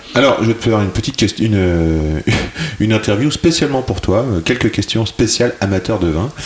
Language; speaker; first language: French; native; French